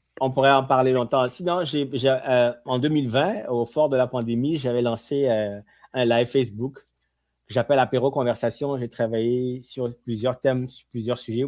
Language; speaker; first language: French; non-native, local second language; Ewe